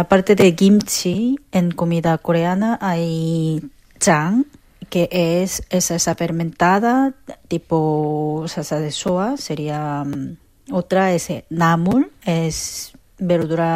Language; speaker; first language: Spanish; non-native, learner; Korean